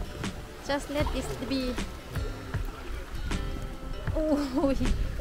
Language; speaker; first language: English; non-native, learner; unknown